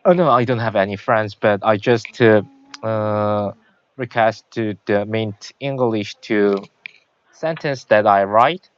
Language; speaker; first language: English; non-native, learner; Korean